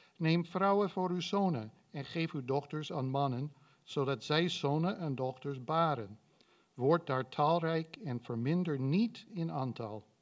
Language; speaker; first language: Dutch; non-native, fluent; English